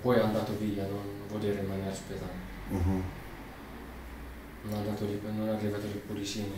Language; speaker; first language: Italian; non-native, learner; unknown